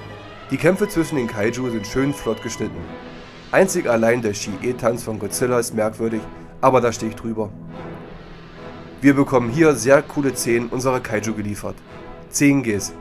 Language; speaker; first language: German; native; German